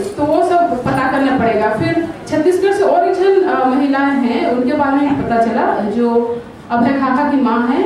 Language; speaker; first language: Hindi; non-native, local second language; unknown